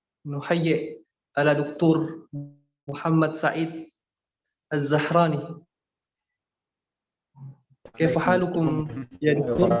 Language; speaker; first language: Arabic; non-native, learner; Indonesian